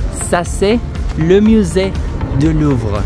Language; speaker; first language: French; non-native, fluent; Spanish